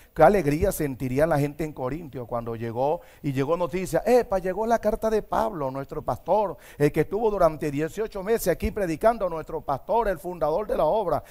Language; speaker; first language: Spanish; native; Spanish